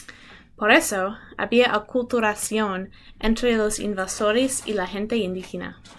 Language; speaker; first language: Spanish; non-native, learner; English